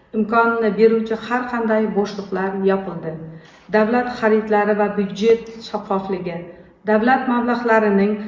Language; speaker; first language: Uzbek; non-native, local second language; Kara-Kalpak